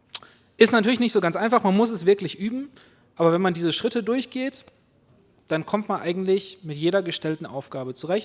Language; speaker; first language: German; native; German